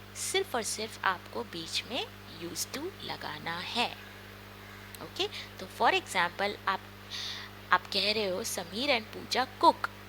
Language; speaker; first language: Hindi; non-native, local second language; Marathi